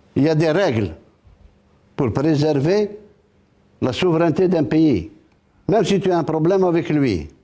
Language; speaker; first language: French; non-native, local second language; Arabic